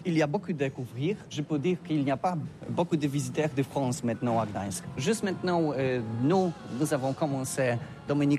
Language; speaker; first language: French; non-native, learner; Polish